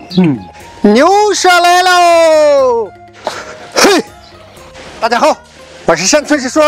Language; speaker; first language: Chinese; native; Chinese